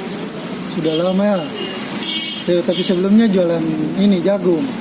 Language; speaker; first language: Malay; native; Malay